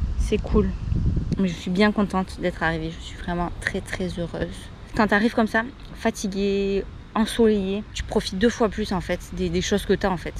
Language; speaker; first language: French; native; French